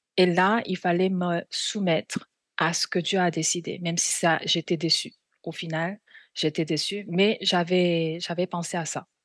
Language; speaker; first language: French; non-native, fluent; Korean